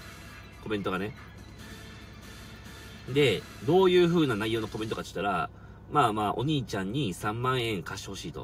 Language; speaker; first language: Japanese; native; Japanese